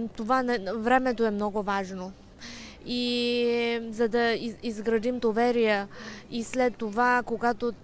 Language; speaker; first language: Bulgarian; non-native, fluent; Chinese